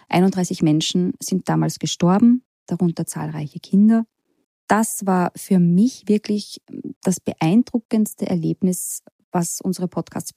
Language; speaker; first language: German; native; German